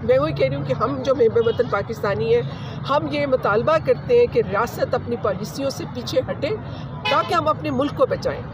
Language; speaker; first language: Urdu; non-native, local second language; Punjabi